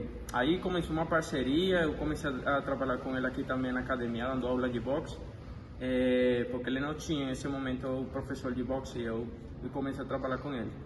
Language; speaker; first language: Portuguese; non-native, fluent; Spanish